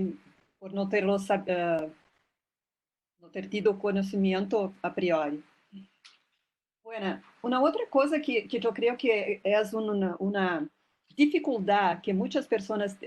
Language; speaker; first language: Spanish; non-native, fluent; Portuguese